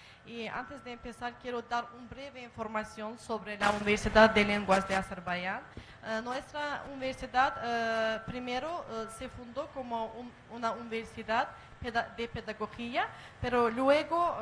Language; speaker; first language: Spanish; non-native, fluent; Azerbaijani